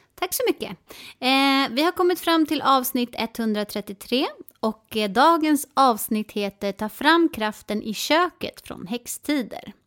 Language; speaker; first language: Swedish; non-native, fluent; Spanish